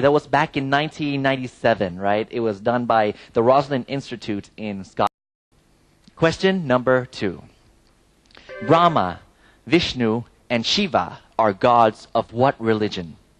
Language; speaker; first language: English; non-native, fluent; Thai